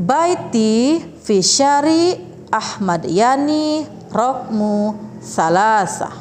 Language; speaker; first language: Arabic; non-native, fluent; Indonesian